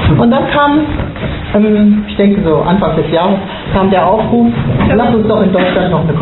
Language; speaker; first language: German; native; German